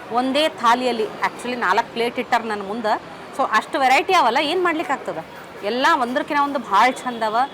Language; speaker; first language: Kannada; native; Kannada